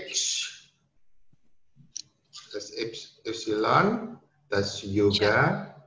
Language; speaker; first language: German; non-native, fluent; Indonesian